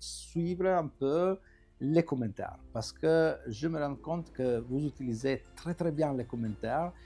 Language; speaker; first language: French; non-native, fluent; Italian